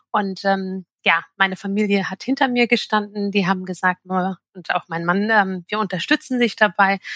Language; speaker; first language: German; early bilingual, other home language; Turkish